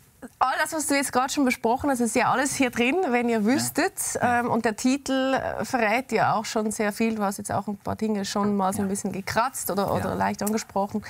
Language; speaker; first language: German; native; German